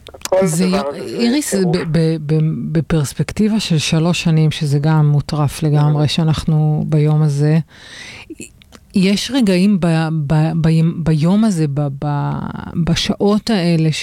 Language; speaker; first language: Hebrew; native; Hebrew